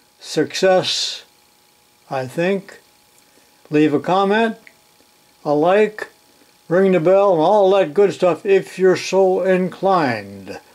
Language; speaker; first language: English; native; English